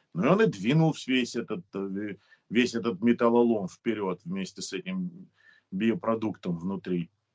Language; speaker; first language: Russian; native; Russian